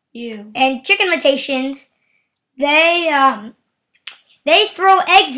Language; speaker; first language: English; native; English